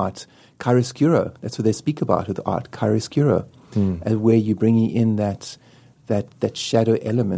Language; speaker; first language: English; native; English